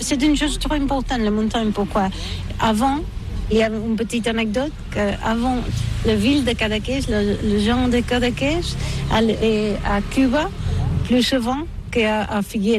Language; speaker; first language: French; non-native, learner; Catalan